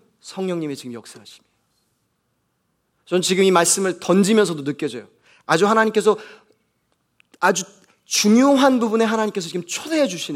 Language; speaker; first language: Korean; native; Korean